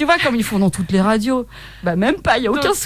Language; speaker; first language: French; native; French